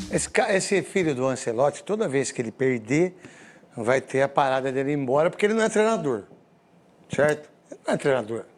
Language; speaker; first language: Portuguese; native; Portuguese